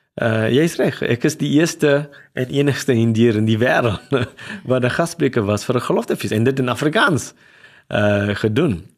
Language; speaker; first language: Afrikaans; non-native, local second language; English